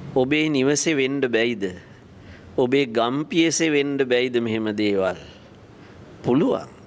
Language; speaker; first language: Sinhala; native; Sinhala